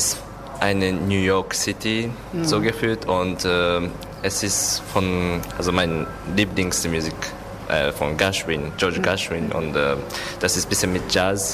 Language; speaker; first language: German; non-native, learner; Japanese